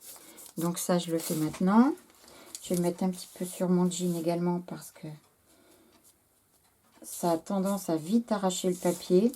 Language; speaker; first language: French; native; French